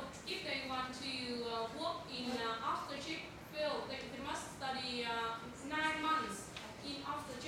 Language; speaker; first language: English; non-native, learner; Vietnamese